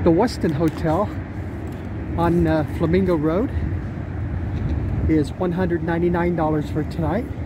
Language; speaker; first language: English; native; English